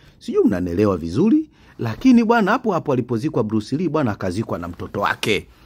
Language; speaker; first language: Swahili; native; Swahili